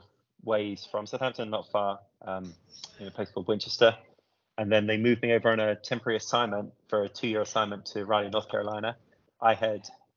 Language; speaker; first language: English; native; English